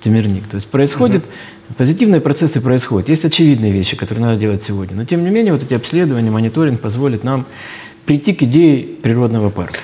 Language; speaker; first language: Russian; native; Russian